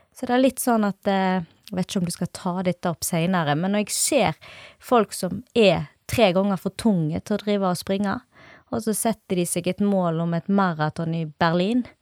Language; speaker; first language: Norwegian; native; Norwegian